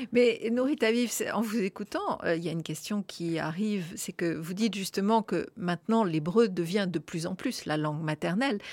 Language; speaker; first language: French; native; French